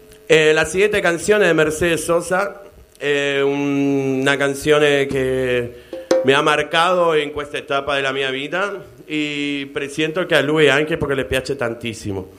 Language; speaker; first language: Italian; non-native, learner; Spanish